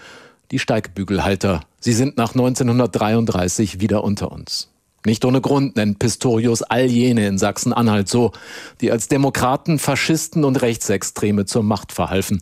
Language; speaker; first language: German; native; German